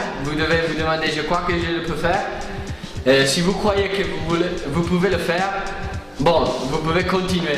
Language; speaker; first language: French; non-native, fluent; Italian